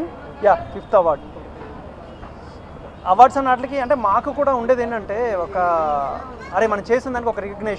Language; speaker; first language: Telugu; native; Telugu